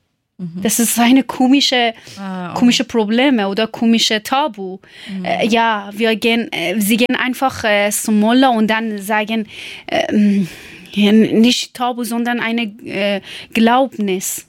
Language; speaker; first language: German; non-native, learner; Persian